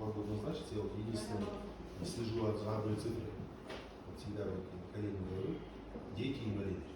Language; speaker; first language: Russian; non-native, local second language; Kazakh